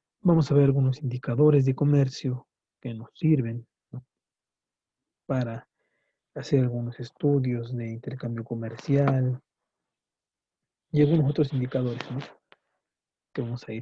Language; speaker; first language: Spanish; native; Spanish